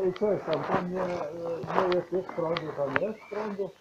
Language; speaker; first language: Polish; non-native, learner; Croatian